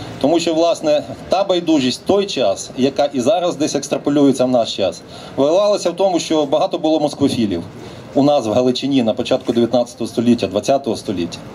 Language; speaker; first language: Ukrainian; native; Ukrainian